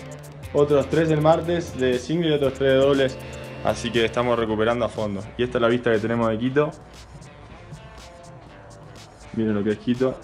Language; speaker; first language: Spanish; native; Spanish